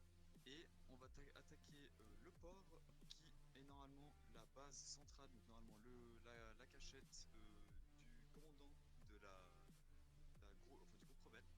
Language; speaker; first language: French; native; French